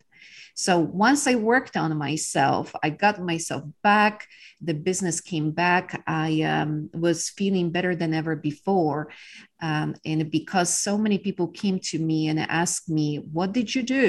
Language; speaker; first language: English; non-native, fluent; Polish